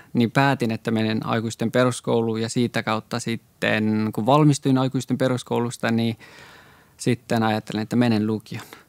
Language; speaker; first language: Finnish; non-native, fluent; Persian